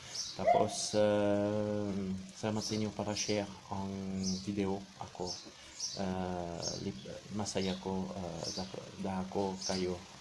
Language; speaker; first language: Filipino; non-native, learner; French